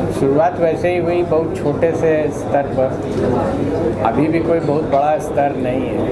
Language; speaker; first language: Hindi; native; Hindi